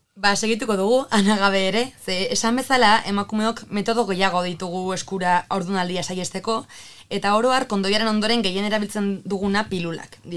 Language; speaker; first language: Basque; native; Basque